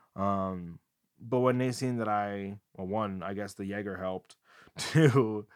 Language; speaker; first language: English; native; English